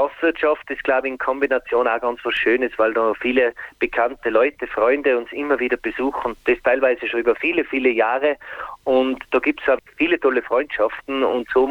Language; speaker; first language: German; native; German